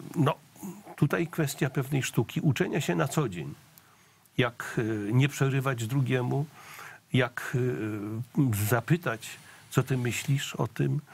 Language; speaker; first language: Polish; native; Polish